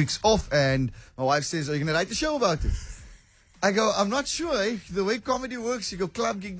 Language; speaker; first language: English; native; English